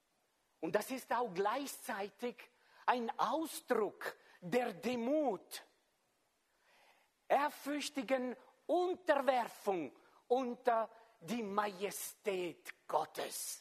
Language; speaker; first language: German; non-native, fluent; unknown